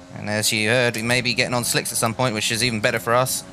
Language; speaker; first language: English; native; English